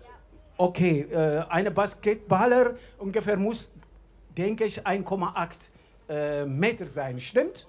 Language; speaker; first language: German; non-native, fluent; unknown